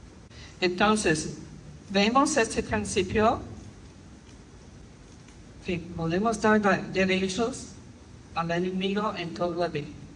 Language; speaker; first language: Spanish; non-native, fluent; English